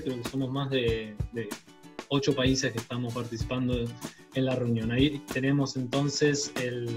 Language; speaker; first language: Spanish; native; Spanish